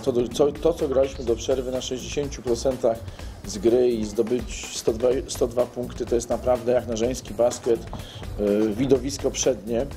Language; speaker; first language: Polish; native; Polish